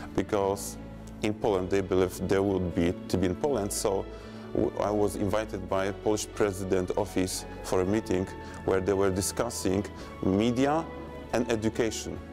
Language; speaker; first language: English; non-native, fluent; Polish